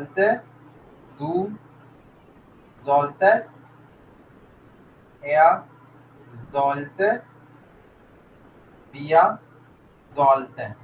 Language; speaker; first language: German; non-native, learner; Urdu